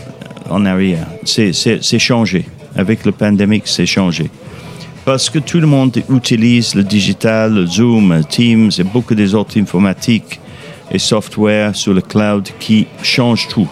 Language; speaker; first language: French; non-native, fluent; English